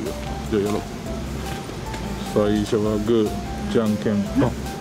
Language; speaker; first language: Japanese; native; Japanese